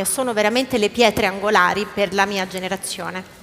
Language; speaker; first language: Italian; native; Italian